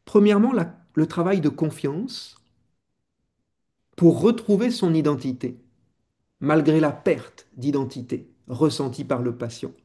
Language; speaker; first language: French; native; French